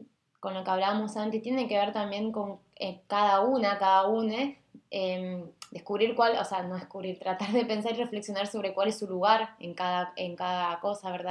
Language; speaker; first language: Spanish; native; Spanish